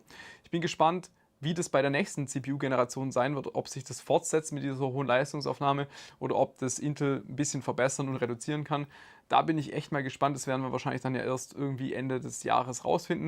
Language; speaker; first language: German; native; German